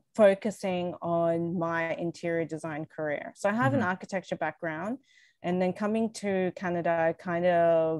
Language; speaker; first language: English; native; English